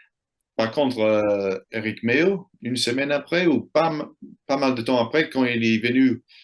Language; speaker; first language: French; non-native, fluent; English